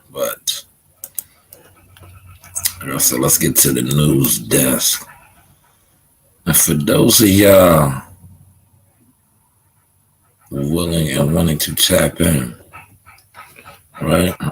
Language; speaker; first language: English; native; English